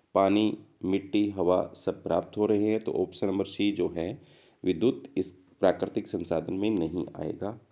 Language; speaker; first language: Hindi; native; Hindi